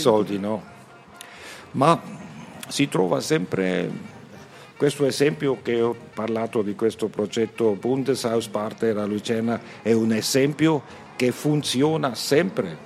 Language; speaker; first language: Italian; non-native, learner; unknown